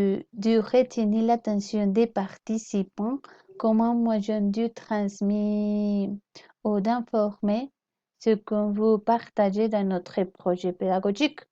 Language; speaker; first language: French; non-native, learner; Spanish